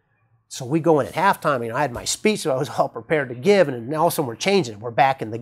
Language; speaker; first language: English; native; English